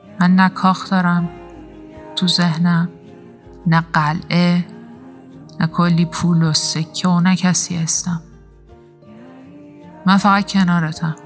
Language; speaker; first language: Persian; native; Persian